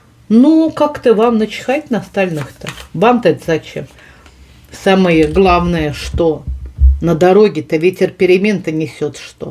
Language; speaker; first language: Russian; native; Russian